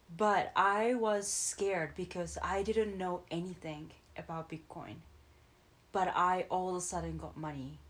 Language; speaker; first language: English; non-native, fluent; Japanese